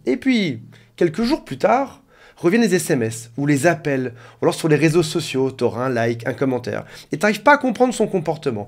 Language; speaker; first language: French; native; French